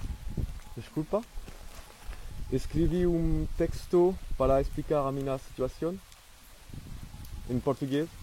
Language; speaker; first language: Portuguese; non-native, learner; French